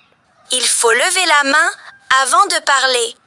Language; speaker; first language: French; non-native, fluent; Arabic